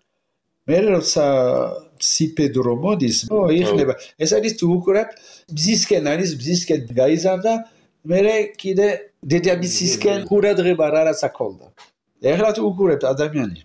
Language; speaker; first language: Georgian; non-native, learner; French